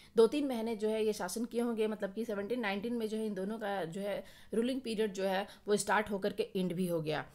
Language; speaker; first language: Hindi; native; Hindi